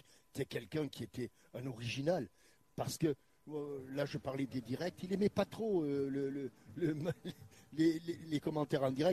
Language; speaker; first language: French; native; French